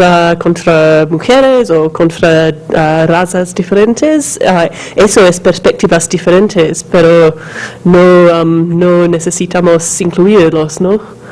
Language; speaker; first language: Spanish; non-native, learner; English